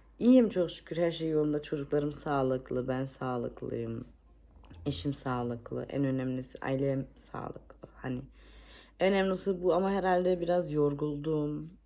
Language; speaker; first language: Turkish; early bilingual, heritage; Turkish